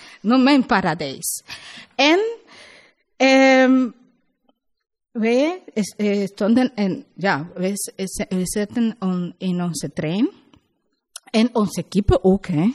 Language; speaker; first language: Dutch; non-native, learner; Spanish